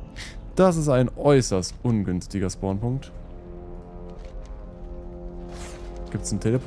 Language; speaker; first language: German; native; German